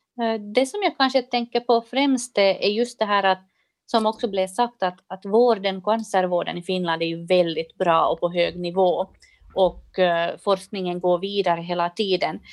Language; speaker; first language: Swedish; native; Swedish